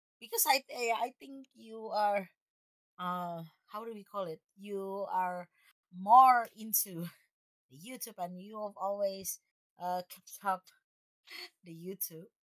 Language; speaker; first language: English; non-native, fluent; Indonesian